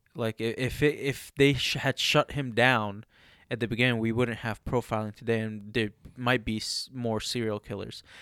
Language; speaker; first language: English; early bilingual, other home language; Arabic